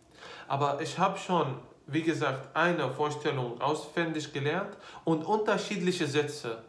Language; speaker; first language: German; non-native, fluent; Arabic